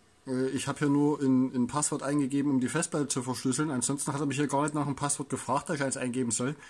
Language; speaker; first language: German; native; German